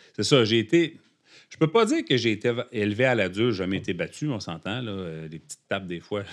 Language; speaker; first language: French; native; French